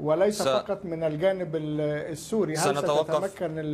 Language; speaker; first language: Arabic; native; Arabic